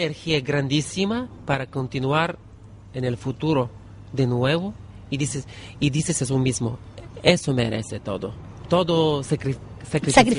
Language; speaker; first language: Spanish; non-native, learner; Bulgarian